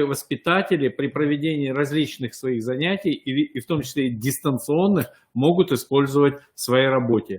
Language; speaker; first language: Russian; native; Russian